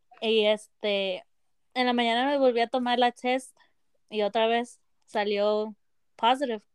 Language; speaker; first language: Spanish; early bilingual, heritage; Spanish